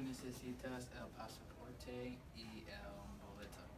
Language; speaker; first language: Spanish; non-native, learner; English